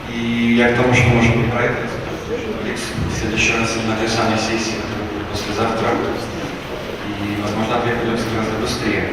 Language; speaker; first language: Russian; native; Russian